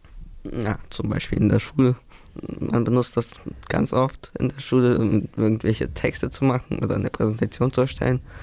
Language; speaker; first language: German; early bilingual, other home language; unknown